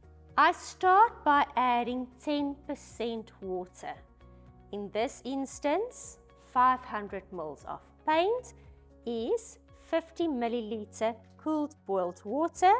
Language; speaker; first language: English; non-native, local second language; Afrikaans